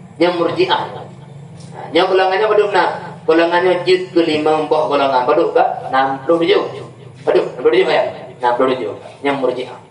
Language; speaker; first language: Malay; non-native, local second language; Achinese